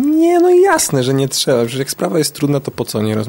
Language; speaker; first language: Polish; native; Polish